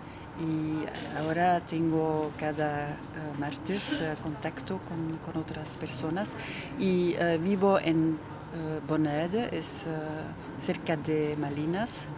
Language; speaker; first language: Spanish; non-native, fluent; Dutch